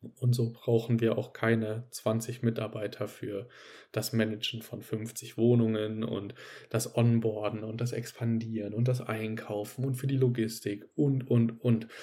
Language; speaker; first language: German; native; German